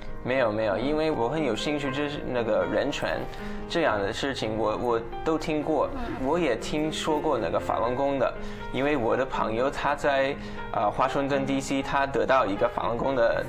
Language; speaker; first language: Chinese; non-native, fluent; English